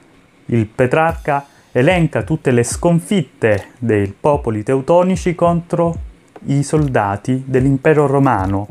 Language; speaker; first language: Italian; native; Italian